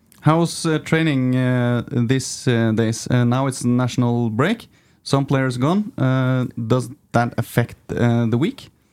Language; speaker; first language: English; non-native, fluent; Norwegian